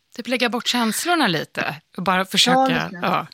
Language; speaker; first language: Swedish; native; Swedish